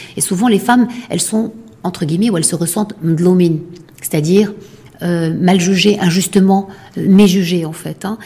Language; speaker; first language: French; non-native, local second language; Arabic